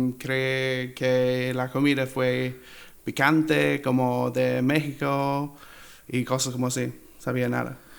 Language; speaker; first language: Spanish; non-native, learner; English